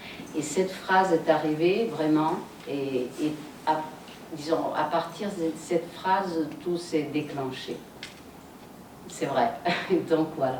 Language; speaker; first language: French; non-native, fluent; Italian